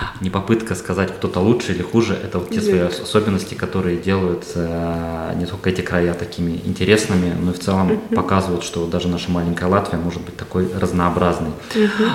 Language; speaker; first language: Russian; native; Russian